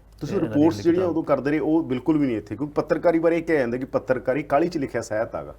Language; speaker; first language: Punjabi; native; Punjabi